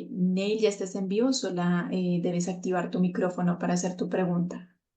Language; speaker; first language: Spanish; native; Spanish